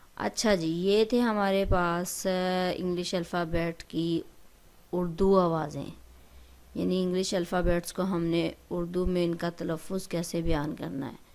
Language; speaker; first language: Urdu; native; Urdu